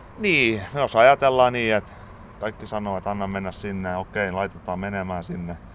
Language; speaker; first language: Finnish; native; Finnish